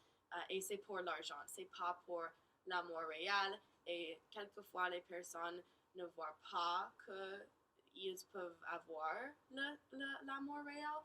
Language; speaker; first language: French; non-native, learner; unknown